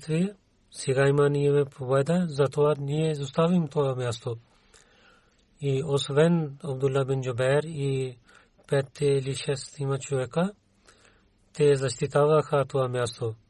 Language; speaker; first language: Bulgarian; non-native, learner; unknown